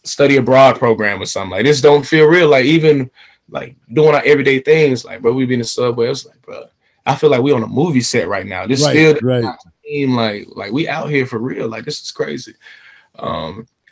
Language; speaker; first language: English; native; English